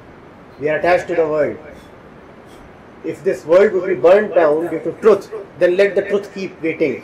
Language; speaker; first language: English; non-native, local second language; Hindi